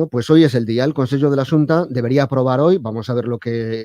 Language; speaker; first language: Spanish; native; Spanish